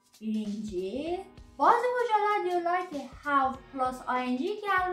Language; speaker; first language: Turkish; non-native, learner; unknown